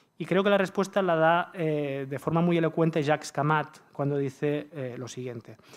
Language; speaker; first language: Spanish; native; Spanish